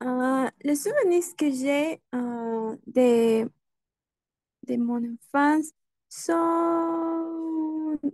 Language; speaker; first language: French; non-native, learner; Spanish